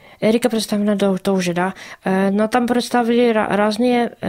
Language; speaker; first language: Russian; non-native, learner; Czech